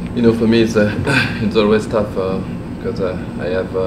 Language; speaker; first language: English; non-native, fluent; French